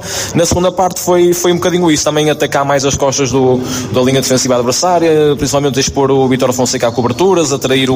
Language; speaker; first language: Portuguese; native; Portuguese